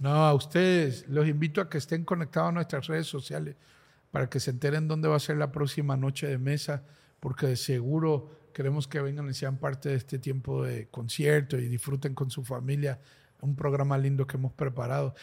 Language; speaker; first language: Spanish; native; Spanish